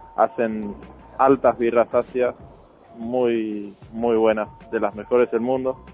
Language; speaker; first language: Spanish; non-native, fluent; Norwegian